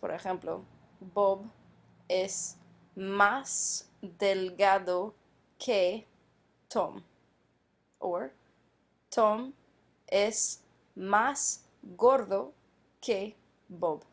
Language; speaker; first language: Spanish; non-native, fluent; English